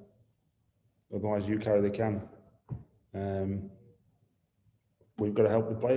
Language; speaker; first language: English; native; English